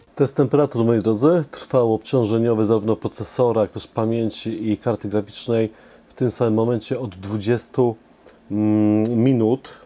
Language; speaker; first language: Polish; native; Polish